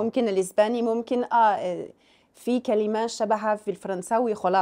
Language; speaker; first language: Arabic; non-native, fluent; French